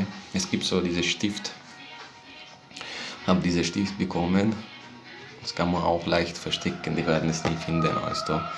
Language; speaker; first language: German; non-native, fluent; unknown